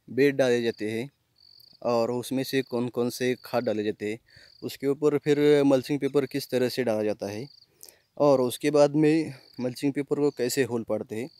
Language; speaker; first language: Hindi; non-native, local second language; Marathi